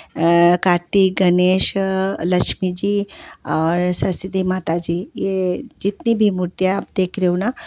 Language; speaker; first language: Hindi; non-native, local second language; Bangla